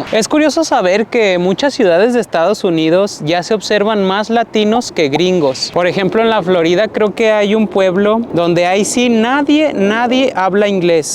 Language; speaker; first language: Spanish; native; Spanish